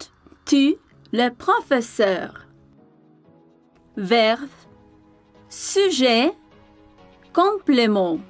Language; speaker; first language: French; non-native, fluent; Spanish